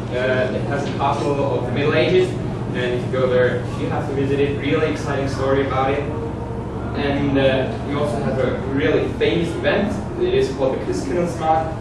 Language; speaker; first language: English; non-native, fluent; German